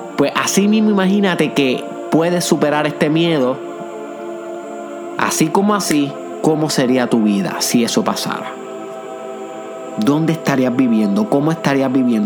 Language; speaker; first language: Spanish; native; Spanish